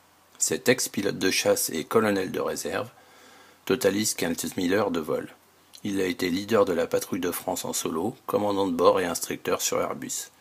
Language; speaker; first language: French; native; French